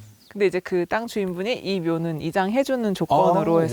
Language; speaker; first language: Korean; native; Korean